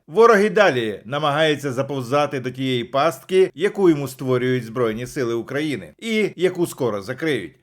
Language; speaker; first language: Ukrainian; native; Ukrainian